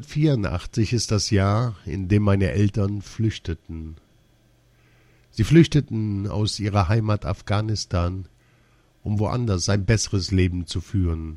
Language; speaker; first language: German; early bilingual, other home language; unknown